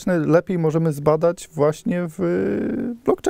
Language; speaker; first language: Polish; native; Polish